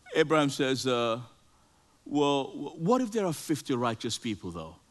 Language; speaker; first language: English; non-native, local second language; Yoruba